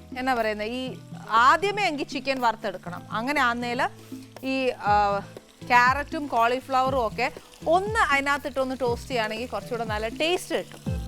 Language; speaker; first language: Malayalam; native; Malayalam